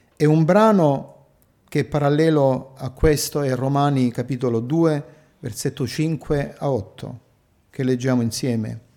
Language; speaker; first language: Italian; early bilingual, heritage; Italian